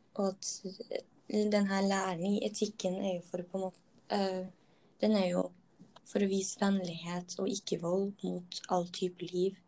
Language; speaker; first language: Norwegian; native; Norwegian